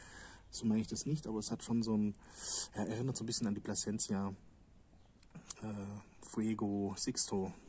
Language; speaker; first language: German; native; German